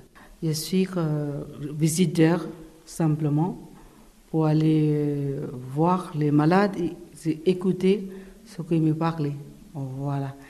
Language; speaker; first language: French; non-native, learner; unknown